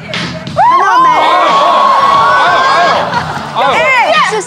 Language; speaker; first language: Chinese; native; Chinese